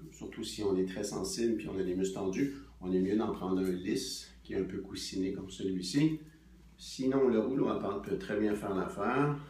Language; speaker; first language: French; native; French